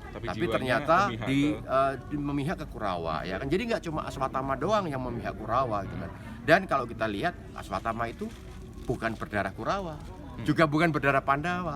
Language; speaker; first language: Indonesian; native; Indonesian